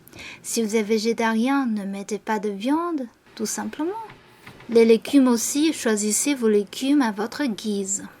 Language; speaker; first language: French; non-native, fluent; Chinese